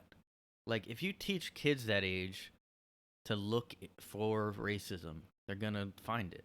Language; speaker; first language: English; native; English